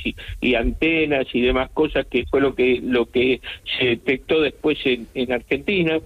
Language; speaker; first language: Spanish; native; Spanish